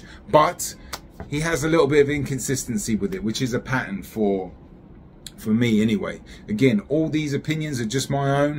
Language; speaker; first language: English; native; English